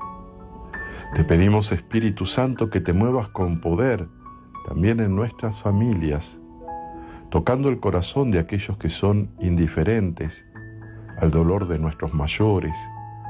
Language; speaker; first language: Spanish; native; Spanish